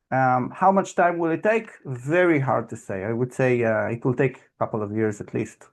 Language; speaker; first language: English; non-native, fluent; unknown